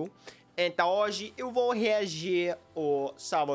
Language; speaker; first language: Portuguese; non-native, learner; English